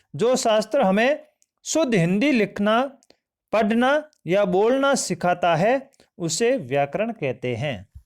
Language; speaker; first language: Hindi; native; Hindi